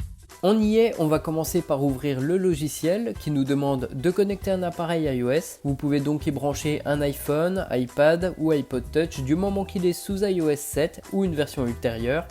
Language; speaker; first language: French; native; French